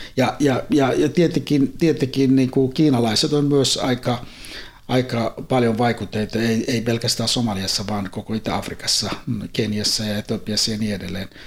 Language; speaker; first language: Finnish; non-native, fluent; Somali